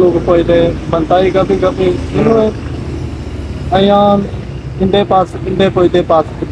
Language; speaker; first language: Filipino; non-native, learner; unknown